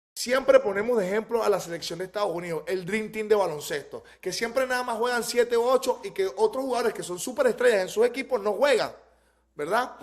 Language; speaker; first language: Spanish; native; Spanish